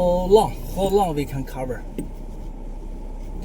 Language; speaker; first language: English; non-native, learner; Chinese